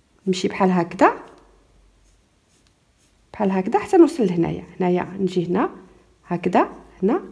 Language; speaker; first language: Arabic; native; Arabic